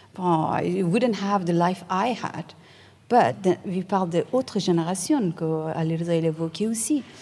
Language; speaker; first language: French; non-native, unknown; Persian